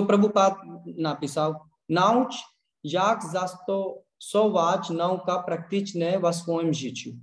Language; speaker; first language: Polish; non-native, learner; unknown